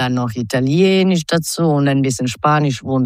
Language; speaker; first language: German; non-native, fluent; Croatian